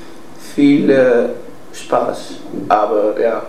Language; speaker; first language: German; non-native, learner; Dutch